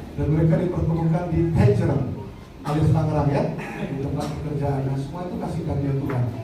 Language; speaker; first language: Indonesian; native; Indonesian